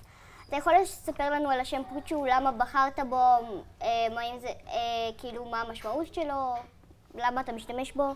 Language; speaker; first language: Hebrew; native; Hebrew